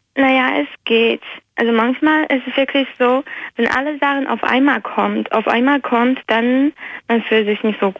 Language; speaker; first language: German; non-native, fluent; Chinese